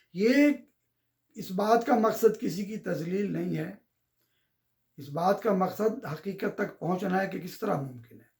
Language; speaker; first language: Urdu; native; Urdu